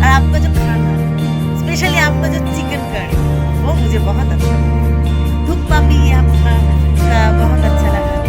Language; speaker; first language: Hindi; non-native, local second language; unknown